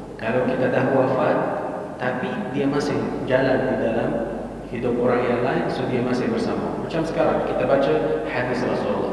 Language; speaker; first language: Malay; non-native, fluent; Arabic